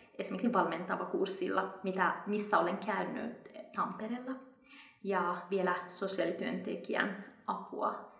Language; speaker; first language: Finnish; non-native, fluent; Persian